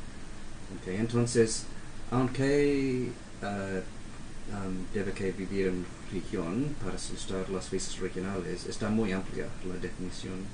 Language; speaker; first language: Spanish; non-native, fluent; English